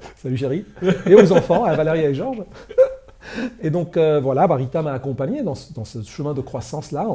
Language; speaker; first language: French; non-native, local second language; Arabic